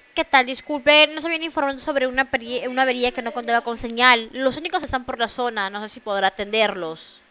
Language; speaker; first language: Spanish; native; Spanish